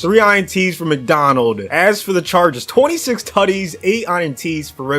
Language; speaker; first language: English; native; English